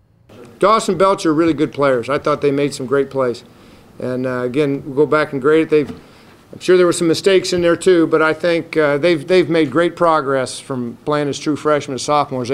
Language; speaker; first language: English; native; English